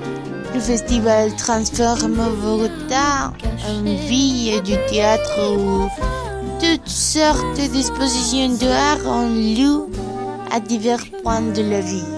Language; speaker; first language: French; non-native, learner; Spanish